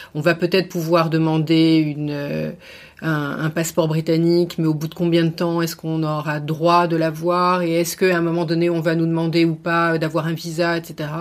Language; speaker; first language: French; native; French